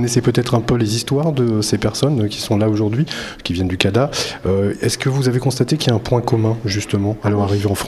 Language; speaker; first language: French; native; French